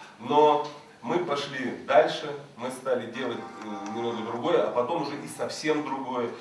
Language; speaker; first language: Russian; native; Russian